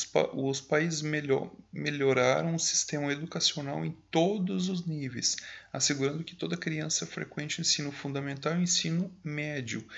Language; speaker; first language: Portuguese; native; Portuguese